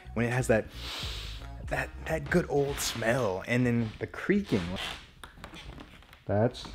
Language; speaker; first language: English; native; English